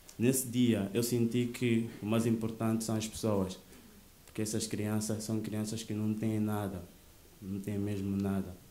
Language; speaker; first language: Portuguese; native; Portuguese